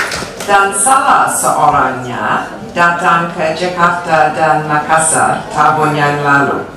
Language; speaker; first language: Indonesian; non-native, fluent; English